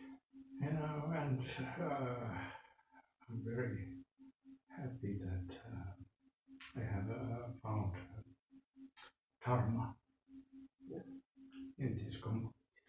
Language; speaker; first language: English; non-native, fluent; Finnish